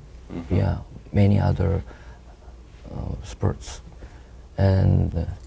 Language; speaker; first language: English; non-native, learner; Korean